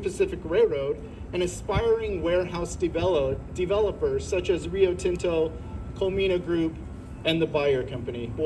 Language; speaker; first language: English; native; English